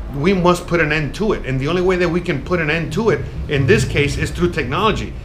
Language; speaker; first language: English; native; English